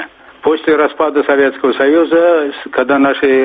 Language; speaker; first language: Russian; non-native, local second language; Turkmen